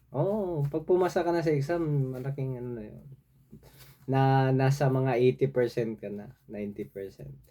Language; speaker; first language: Filipino; non-native, local second language; Cebuano